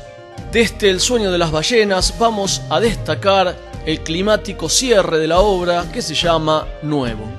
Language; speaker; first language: Spanish; native; Spanish